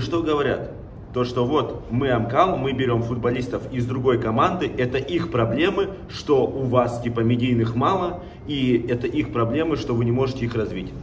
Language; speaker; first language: Russian; native; Russian